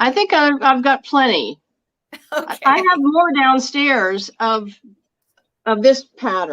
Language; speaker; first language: English; native; English